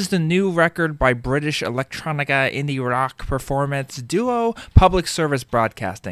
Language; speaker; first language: English; native; English